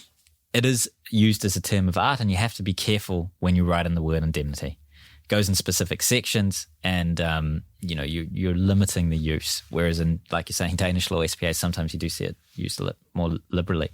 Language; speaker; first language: English; native; English